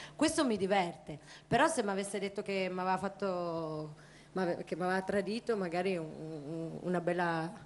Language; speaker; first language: Italian; native; Italian